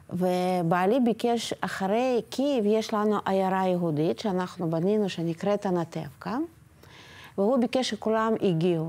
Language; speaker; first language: Hebrew; non-native, fluent; Russian